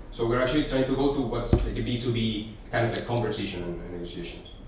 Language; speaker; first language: English; non-native, fluent; Spanish